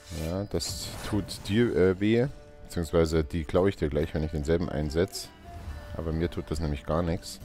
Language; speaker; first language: German; native; German